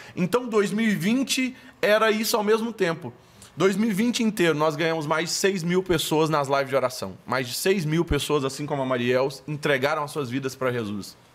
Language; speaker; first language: Portuguese; native; Portuguese